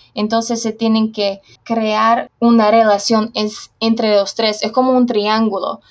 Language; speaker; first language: Spanish; non-native, fluent; Slovak